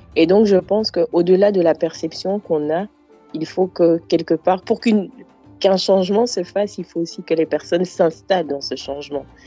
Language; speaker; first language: French; native; French